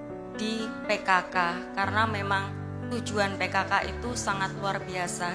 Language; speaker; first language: Indonesian; native; Indonesian